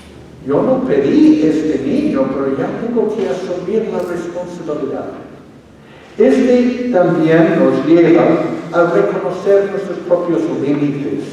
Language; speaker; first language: Spanish; non-native, fluent; English